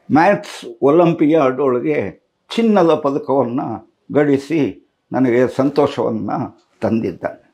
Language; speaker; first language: Kannada; non-native, local second language; Tamil